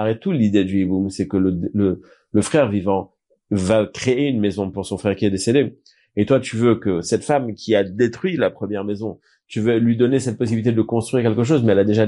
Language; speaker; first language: French; native; French